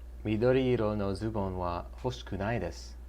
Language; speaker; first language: Japanese; non-native, learner; English